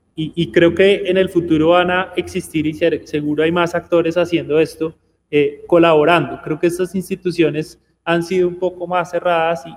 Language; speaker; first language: Spanish; native; Spanish